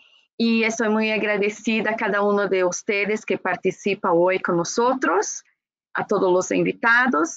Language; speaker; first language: Spanish; non-native, fluent; Portuguese